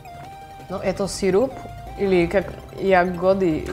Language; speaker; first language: Russian; non-native, learner; Slovak